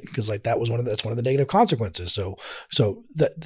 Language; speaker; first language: English; native; English